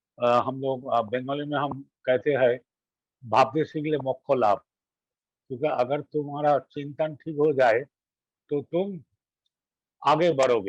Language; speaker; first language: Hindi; non-native, local second language; Bangla